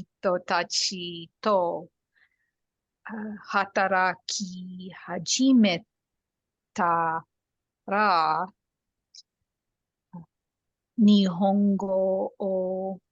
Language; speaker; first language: Japanese; non-native, learner; English